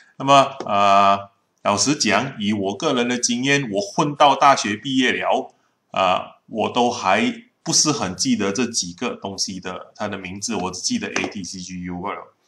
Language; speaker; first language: Chinese; native; Chinese